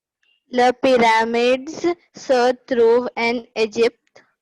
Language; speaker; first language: French; non-native, learner; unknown